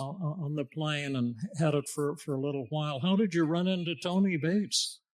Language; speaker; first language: English; native; English